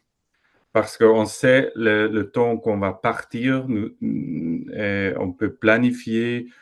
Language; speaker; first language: French; non-native, fluent; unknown